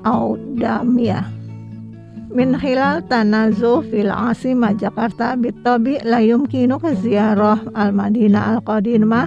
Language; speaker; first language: Arabic; non-native, learner; Indonesian